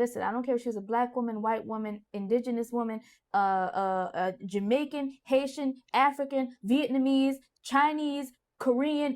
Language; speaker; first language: English; native; English